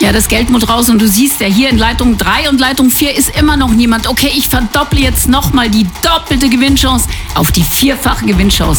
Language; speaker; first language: German; native; German